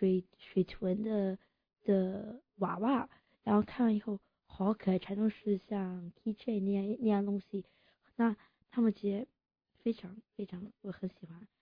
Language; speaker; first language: Chinese; early bilingual, heritage; English